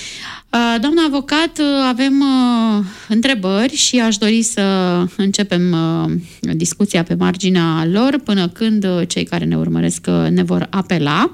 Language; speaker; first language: Romanian; native; Romanian